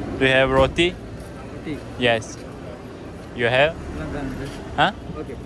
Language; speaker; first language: English; non-native, learner; Turkish